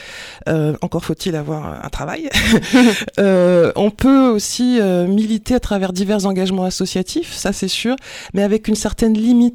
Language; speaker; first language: French; native; French